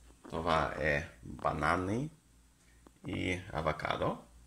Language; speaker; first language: Bulgarian; non-native, learner; Russian